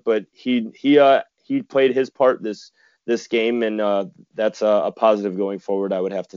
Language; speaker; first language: English; native; English